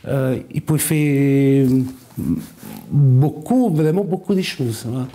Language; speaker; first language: French; non-native, learner; Italian